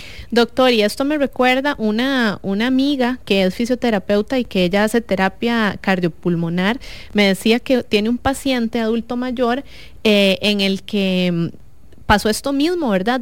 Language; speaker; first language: Spanish; native; Spanish